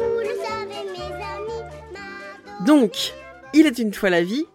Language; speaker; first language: French; native; French